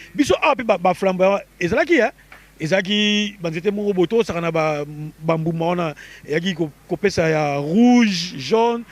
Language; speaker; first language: Lingala; native; Lingala